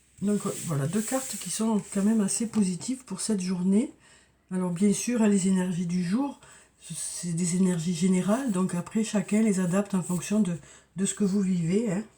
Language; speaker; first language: French; native; French